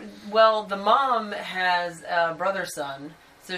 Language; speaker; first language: English; native; English